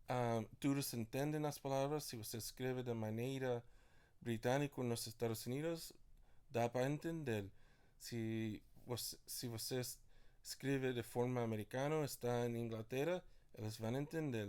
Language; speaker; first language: Portuguese; non-native, learner; English